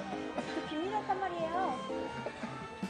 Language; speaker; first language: Korean; early bilingual, heritage; Korean